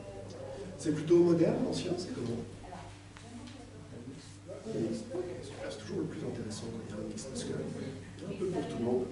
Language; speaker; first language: French; native; French